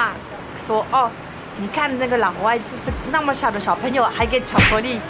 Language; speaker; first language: Chinese; non-native, fluent; French